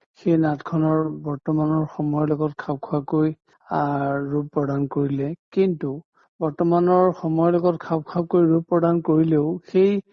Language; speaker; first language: Assamese; native; Assamese